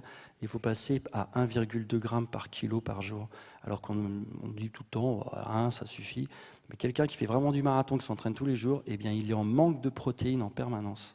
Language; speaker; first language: French; native; French